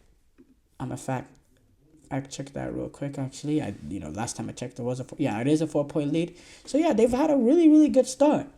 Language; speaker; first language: English; native; English